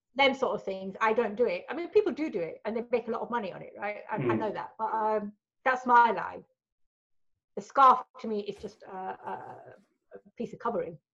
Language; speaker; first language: English; early bilingual, other home language; Hindi